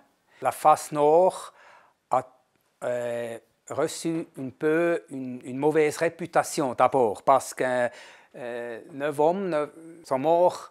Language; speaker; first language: French; non-native, fluent; German